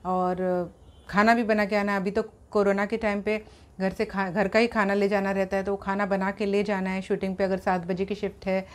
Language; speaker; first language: Hindi; native; Hindi